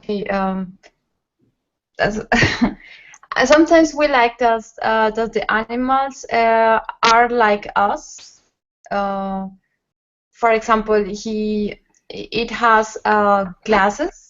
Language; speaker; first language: English; non-native, learner; Spanish